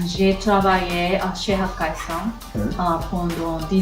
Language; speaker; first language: French; non-native, learner; Japanese